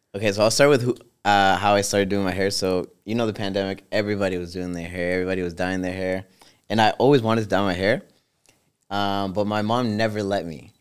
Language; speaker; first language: English; early bilingual, other home language; Spanish